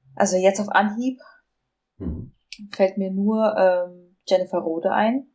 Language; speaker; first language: German; native; German